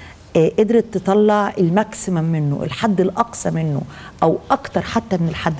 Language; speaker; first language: Arabic; native; Arabic